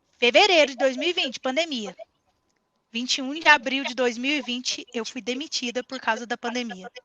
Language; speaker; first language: Portuguese; native; Portuguese